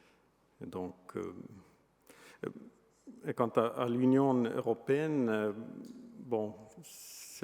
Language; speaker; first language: French; non-native, fluent; Estonian